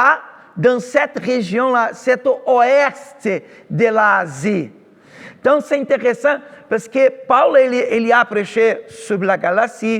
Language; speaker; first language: French; non-native, fluent; Portuguese